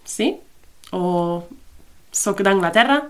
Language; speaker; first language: Catalan; early bilingual, heritage; English